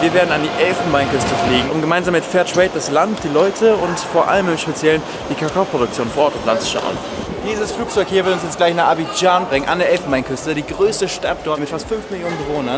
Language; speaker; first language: German; native; German